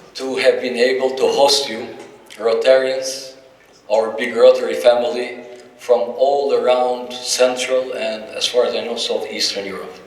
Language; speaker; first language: English; non-native, fluent; Albanian